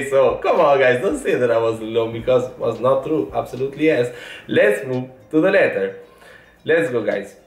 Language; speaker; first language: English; non-native, fluent; Italian